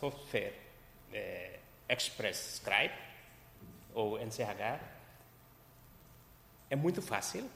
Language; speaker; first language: Portuguese; non-native, local second language; Tetum